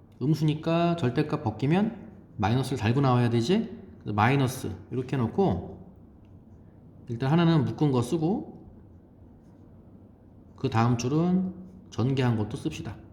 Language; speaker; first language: Korean; native; Korean